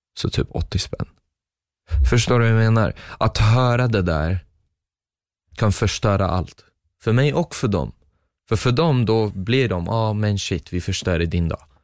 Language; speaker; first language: Swedish; non-native, fluent; Arabic